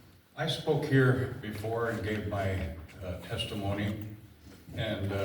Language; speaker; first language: English; native; English